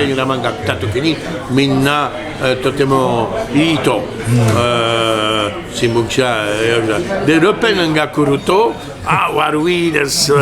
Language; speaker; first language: Japanese; non-native, learner; French